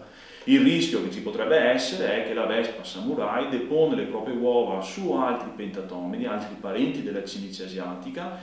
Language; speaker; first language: Italian; native; Italian